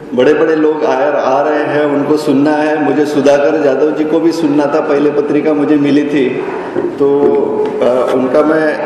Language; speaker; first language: Hindi; non-native, local second language; Marathi